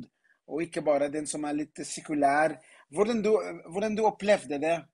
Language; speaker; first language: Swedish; non-native, learner; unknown